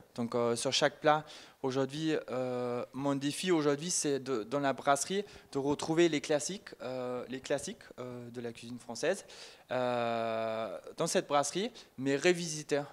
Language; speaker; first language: French; non-native, fluent; German